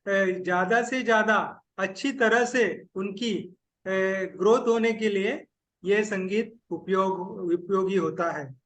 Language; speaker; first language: Hindi; non-native, local second language; Marathi